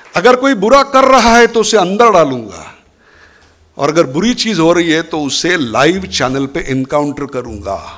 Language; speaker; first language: Hindi; non-native, local second language; Marathi